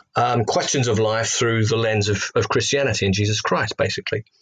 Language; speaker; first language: English; native; English